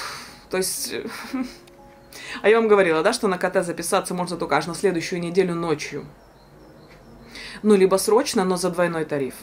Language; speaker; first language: Russian; native; Russian